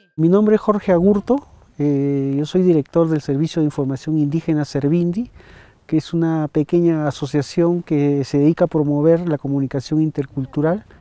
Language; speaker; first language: Spanish; native; Spanish